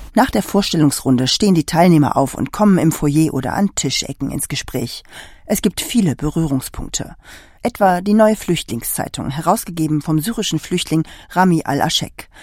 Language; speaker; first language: German; native; German